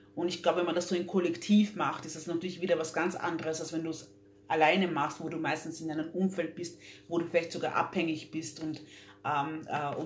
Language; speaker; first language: German; native; German